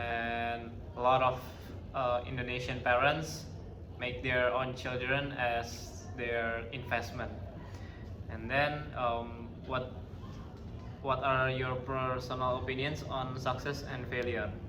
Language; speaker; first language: English; non-native, learner; Indonesian